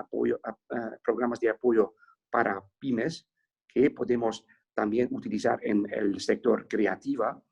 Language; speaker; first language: Spanish; non-native, fluent; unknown